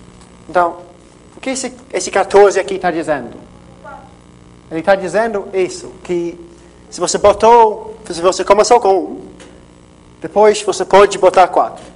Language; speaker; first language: Portuguese; non-native, fluent; English